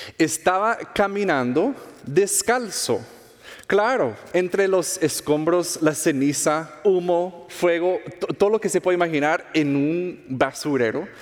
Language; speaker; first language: Spanish; non-native, fluent; English